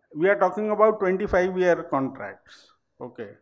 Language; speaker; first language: English; non-native, local second language; Hindi